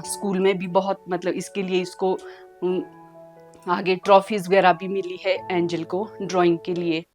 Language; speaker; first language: Hindi; native; Hindi